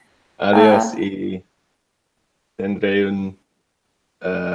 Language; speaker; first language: Spanish; non-native, learner; English